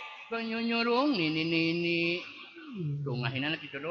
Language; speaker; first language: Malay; non-native, local second language; Sundanese